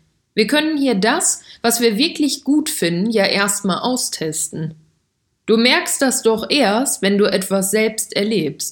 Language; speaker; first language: German; native; German